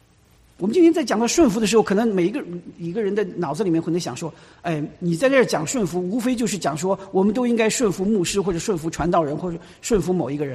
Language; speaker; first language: Chinese; native; Chinese